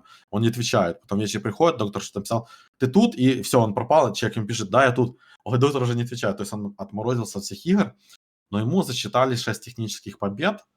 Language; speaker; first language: Russian; native; Russian